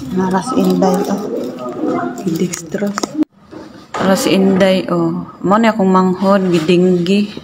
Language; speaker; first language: Cebuano; native; Cebuano